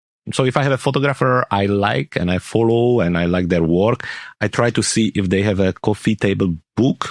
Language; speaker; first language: English; non-native, fluent; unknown